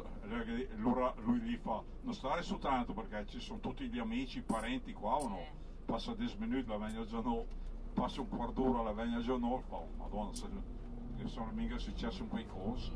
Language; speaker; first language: Italian; native; Italian